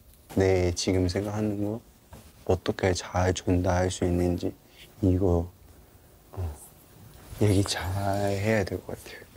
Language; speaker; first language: Korean; non-native, fluent; Cantonese